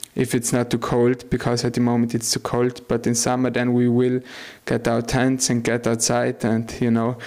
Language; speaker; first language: English; non-native, fluent; German